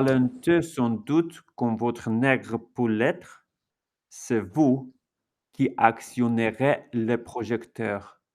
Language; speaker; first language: French; non-native, learner; English